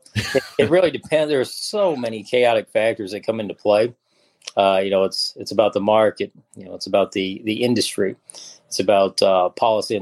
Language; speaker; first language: English; native; English